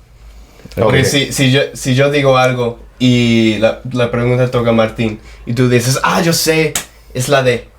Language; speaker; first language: Spanish; non-native, fluent; English